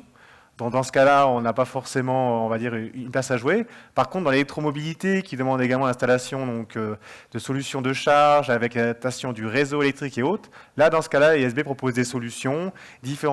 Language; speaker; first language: French; native; French